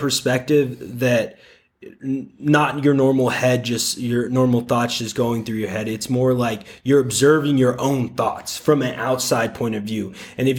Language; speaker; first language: English; native; English